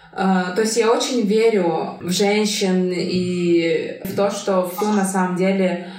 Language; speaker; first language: Russian; non-native, local second language; Kyrgyz